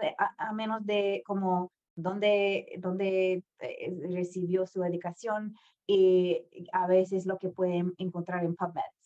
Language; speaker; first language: Spanish; non-native, fluent; English